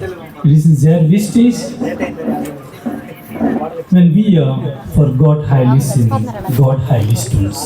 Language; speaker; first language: German; non-native, fluent; Telugu